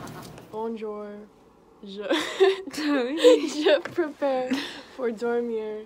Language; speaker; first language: French; non-native, learner; English